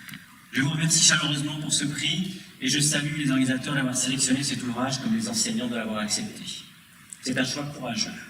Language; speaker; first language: French; native; French